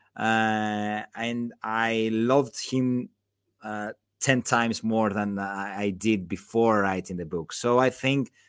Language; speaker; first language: English; non-native, fluent; Greek